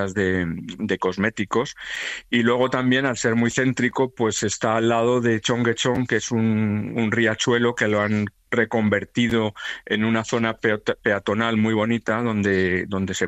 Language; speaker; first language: Spanish; native; Spanish